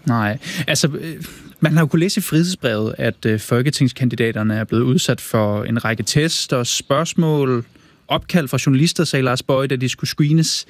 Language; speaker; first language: Danish; native; Danish